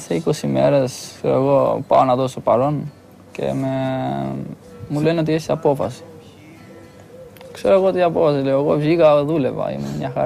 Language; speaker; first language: Greek; non-native, fluent; Albanian